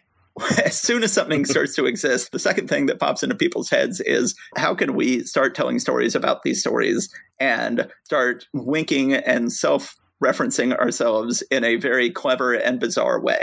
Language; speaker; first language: English; native; English